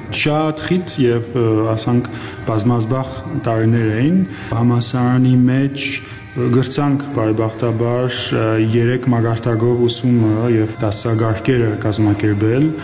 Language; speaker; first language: Armenian; early bilingual, heritage; Armenian